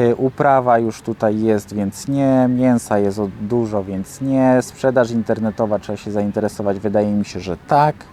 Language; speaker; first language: Polish; native; Polish